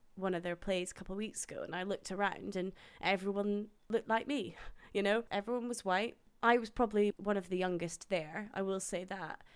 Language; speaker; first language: English; native; English